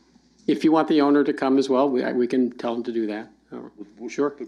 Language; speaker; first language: English; native; English